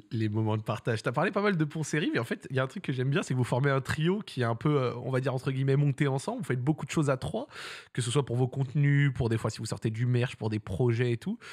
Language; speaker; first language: French; native; French